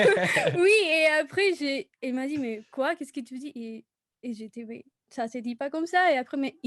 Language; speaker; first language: French; non-native, fluent; Spanish